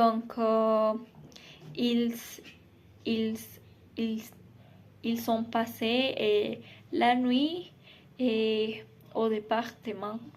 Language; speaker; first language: French; non-native, learner; Spanish